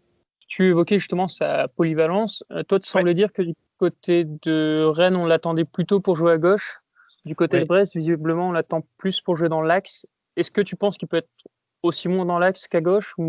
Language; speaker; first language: French; native; French